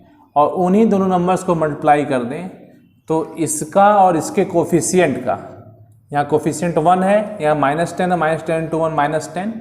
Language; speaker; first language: Hindi; native; Hindi